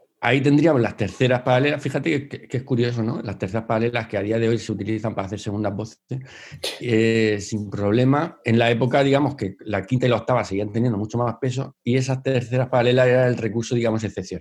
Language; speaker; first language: Spanish; native; Spanish